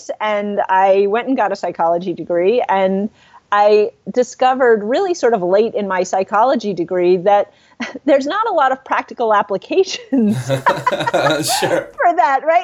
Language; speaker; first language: English; native; English